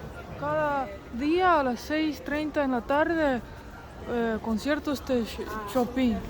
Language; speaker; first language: Spanish; non-native, fluent; Polish